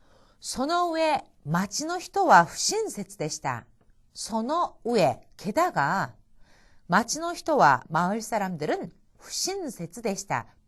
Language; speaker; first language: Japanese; non-native, fluent; Korean